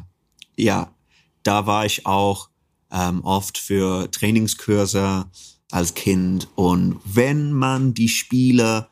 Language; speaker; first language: German; non-native, fluent; English